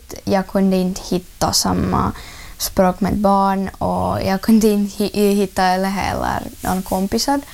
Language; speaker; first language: Swedish; non-native, learner; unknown